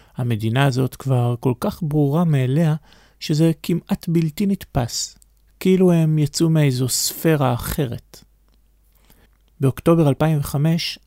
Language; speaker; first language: Hebrew; native; Hebrew